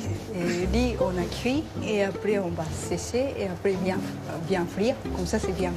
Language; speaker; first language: French; non-native, learner; Japanese